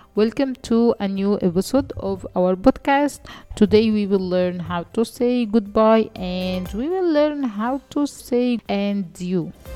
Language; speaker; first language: English; non-native, fluent; Arabic